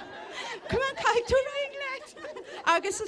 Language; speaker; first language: Irish; native; Irish